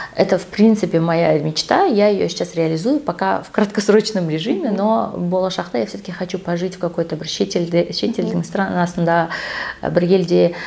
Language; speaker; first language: Russian; non-native, local second language; Kazakh